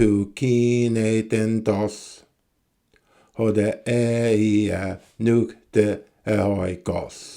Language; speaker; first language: Greek; non-native, fluent; English